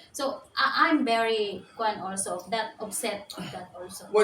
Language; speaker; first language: English; non-native, local second language; Cebuano